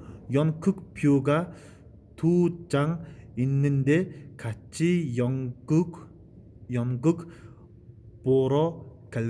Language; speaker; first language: Korean; non-native, fluent; Mongolian